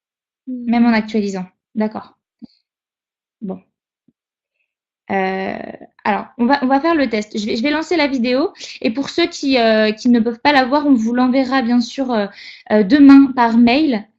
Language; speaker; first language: French; native; French